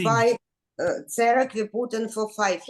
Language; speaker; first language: English; non-native, fluent; Ukrainian